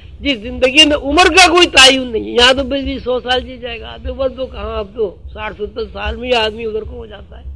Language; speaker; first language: Urdu; native; Urdu